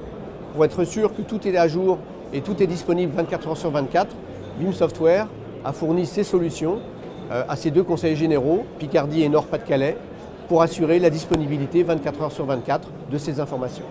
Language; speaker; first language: French; native; French